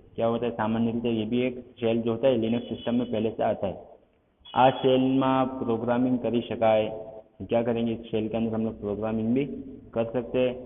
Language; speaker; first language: Hindi; non-native, local second language; Gujarati